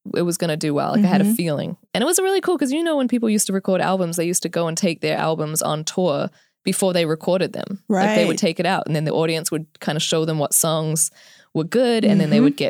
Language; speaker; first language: English; native; English